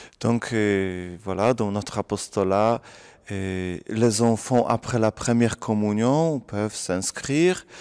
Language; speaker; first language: French; non-native, fluent; Polish